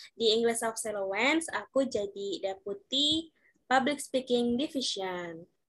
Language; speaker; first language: English; non-native, fluent; Indonesian